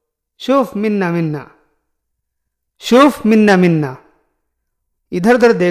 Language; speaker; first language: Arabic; non-native, fluent; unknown